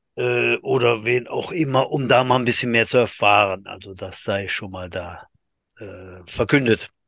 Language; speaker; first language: German; native; German